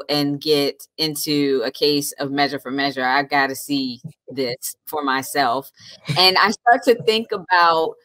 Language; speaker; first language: English; native; English